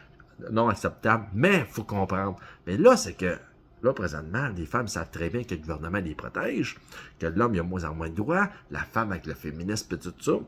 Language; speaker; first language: French; native; French